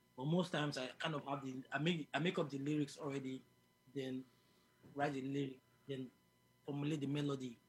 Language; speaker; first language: English; non-native, local second language; Yoruba